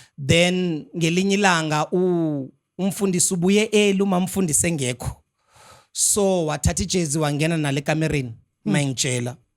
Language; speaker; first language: Zulu; non-native, local second language; Xhosa